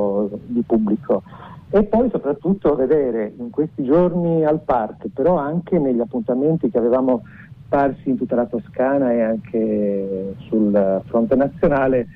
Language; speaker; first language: Italian; native; Italian